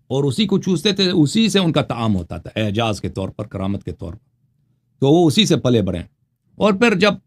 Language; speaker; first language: Urdu; non-native, fluent; Persian